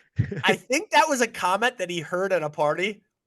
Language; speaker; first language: English; native; English